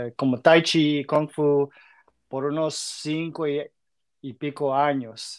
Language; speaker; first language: Spanish; early bilingual, other home language; English